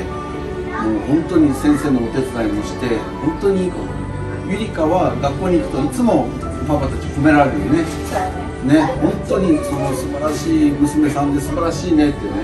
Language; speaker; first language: Japanese; native; Japanese